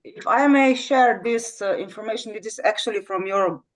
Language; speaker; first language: English; non-native, fluent; Slovenian